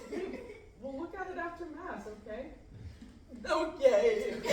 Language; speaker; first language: English; native; English